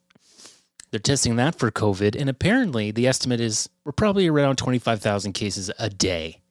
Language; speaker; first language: English; native; English